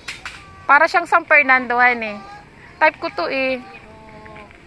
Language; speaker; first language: Filipino; native; Filipino